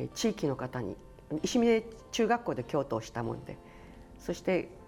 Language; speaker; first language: Japanese; native; Japanese